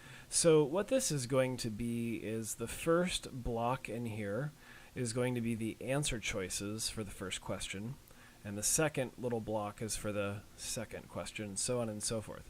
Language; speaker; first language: English; native; English